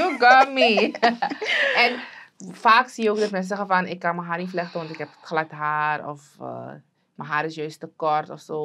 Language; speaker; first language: Dutch; native; Dutch